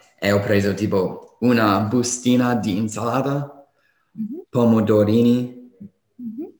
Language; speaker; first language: Italian; non-native, fluent; English